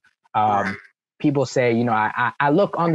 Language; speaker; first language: English; early bilingual, other home language; French